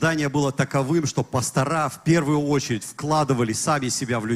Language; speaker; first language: Russian; native; Russian